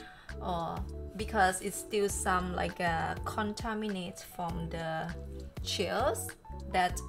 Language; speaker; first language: English; non-native, learner; Thai